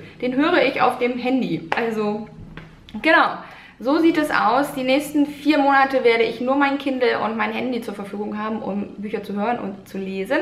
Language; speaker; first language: German; native; German